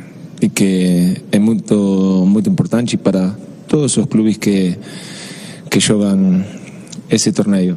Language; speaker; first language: Portuguese; non-native, fluent; Spanish